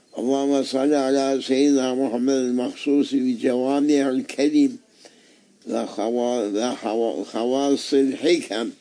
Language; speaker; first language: Arabic; non-native, fluent; Turkish